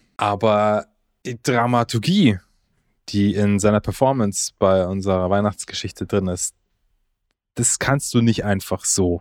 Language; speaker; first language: German; early bilingual, other home language; Croatian